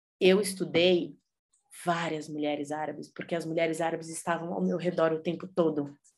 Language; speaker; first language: Portuguese; early bilingual, heritage; Portuguese